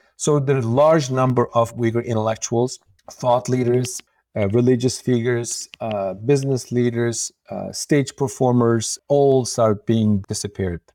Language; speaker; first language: English; non-native, fluent; Uyghur